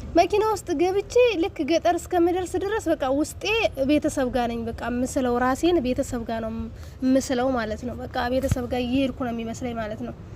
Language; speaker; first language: Amharic; native; Amharic